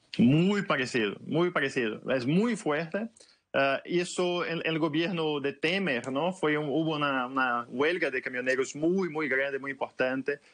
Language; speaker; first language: Portuguese; native; Portuguese